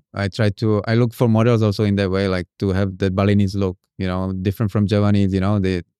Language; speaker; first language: English; non-native, fluent; Czech